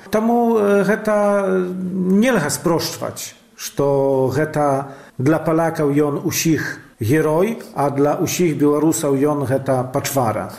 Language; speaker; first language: Belarusian; early bilingual, heritage; Belarusian